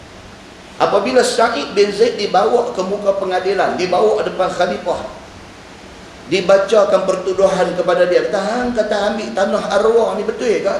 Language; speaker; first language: Malay; native; Malay